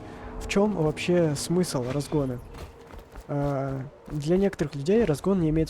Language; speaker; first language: Russian; native; Russian